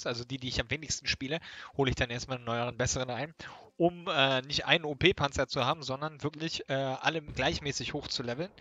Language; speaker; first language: German; native; German